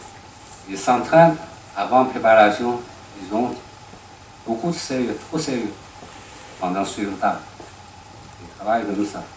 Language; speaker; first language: French; non-native, learner; Chinese